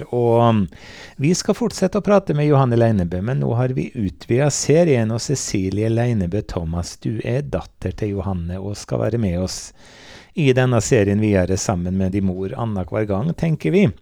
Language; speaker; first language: Norwegian; native; Norwegian